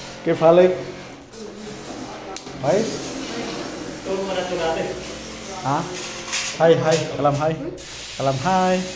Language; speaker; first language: Arabic; non-native, learner; Filipino